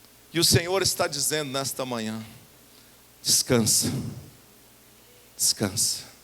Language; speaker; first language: Portuguese; native; Portuguese